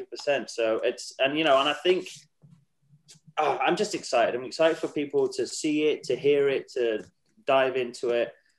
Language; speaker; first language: English; native; English